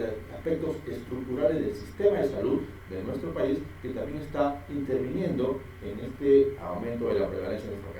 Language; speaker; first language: Spanish; native; Spanish